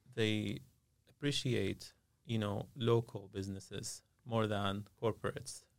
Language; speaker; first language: English; non-native, fluent; Arabic